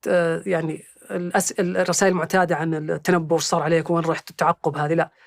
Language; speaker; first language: Arabic; native; Arabic